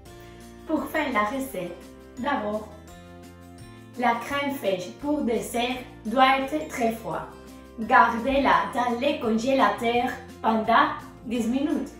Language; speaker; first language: French; non-native, learner; Spanish